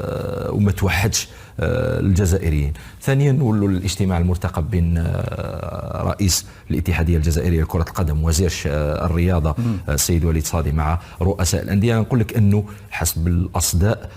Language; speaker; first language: Arabic; native; Arabic